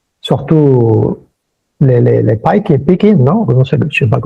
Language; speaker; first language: French; early bilingual, other home language; Spanish